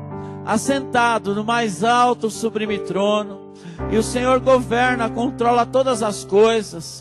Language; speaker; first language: Portuguese; native; Portuguese